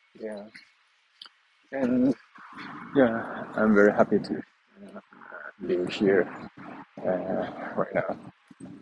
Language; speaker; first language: English; non-native, learner; Japanese